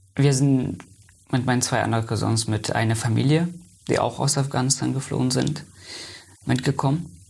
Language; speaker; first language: German; non-native, fluent; Persian